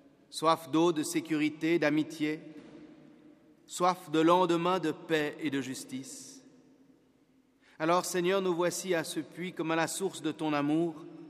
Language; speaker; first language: French; native; French